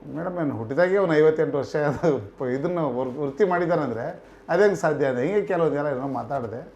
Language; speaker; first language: Kannada; native; Kannada